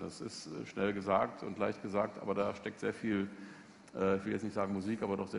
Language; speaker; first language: German; native; German